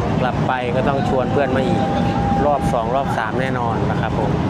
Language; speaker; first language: Thai; native; Thai